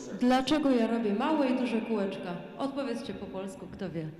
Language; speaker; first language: Polish; native; Polish